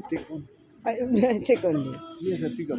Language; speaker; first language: English; non-native, learner; Filipino